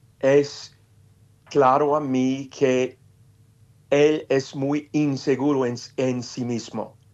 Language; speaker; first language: Spanish; non-native, fluent; English